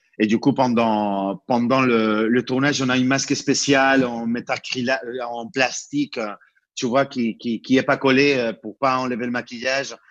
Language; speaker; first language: French; non-native, fluent; Spanish